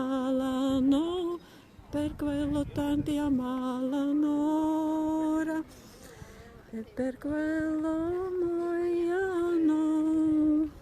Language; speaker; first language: Italian; non-native, learner; Latvian